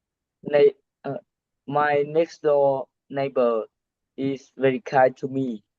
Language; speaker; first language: English; non-native, learner; Vietnamese